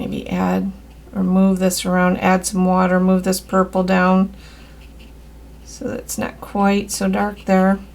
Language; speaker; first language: English; native; English